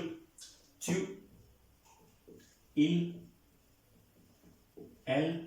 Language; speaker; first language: French; non-native, fluent; Hindi